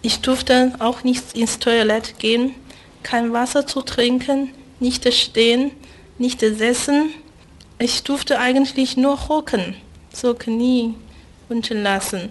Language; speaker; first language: German; non-native, fluent; Chinese